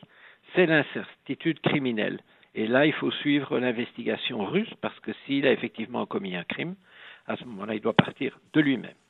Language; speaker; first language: French; native; French